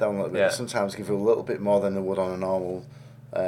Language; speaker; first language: English; native; English